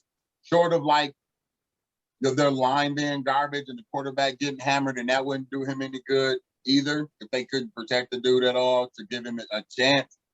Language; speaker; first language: English; native; English